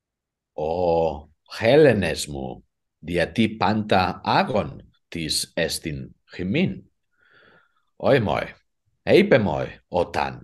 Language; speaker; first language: Greek; non-native, fluent; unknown